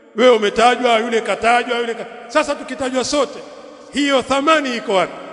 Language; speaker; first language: Swahili; native; Swahili